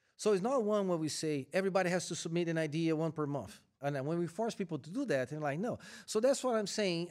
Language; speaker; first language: English; non-native, fluent; Portuguese